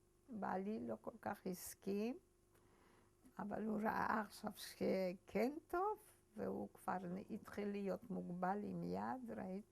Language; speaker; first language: Hebrew; early bilingual, other home language; Polish